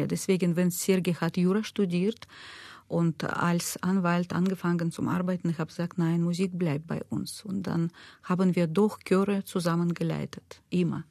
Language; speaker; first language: German; non-native, learner; Russian